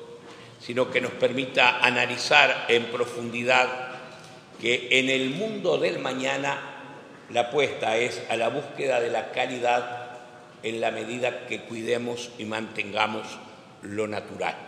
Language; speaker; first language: Spanish; native; Spanish